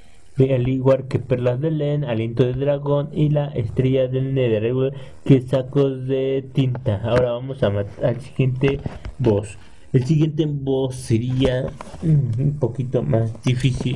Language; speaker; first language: Spanish; native; Spanish